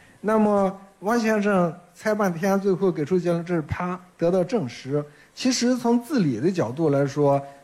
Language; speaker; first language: Chinese; native; Chinese